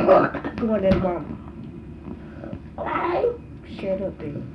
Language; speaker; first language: English; native; English